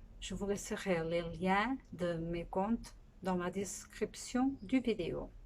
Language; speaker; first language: French; non-native, fluent; Portuguese